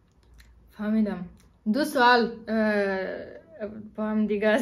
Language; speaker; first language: Persian; non-native, learner; German